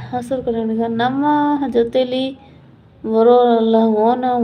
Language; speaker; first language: Kannada; non-native, local second language; Malayalam